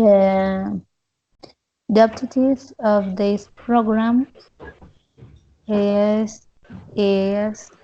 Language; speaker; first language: English; non-native, learner; Spanish